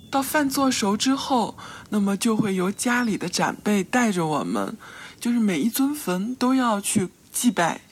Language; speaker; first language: Chinese; native; Chinese